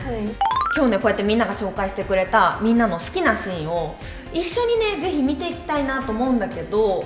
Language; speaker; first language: Japanese; native; Japanese